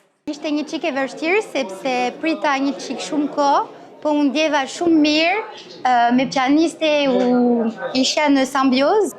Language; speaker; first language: Albanian; early bilingual, heritage; Albanian